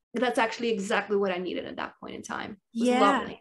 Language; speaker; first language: English; early bilingual, other home language; Russian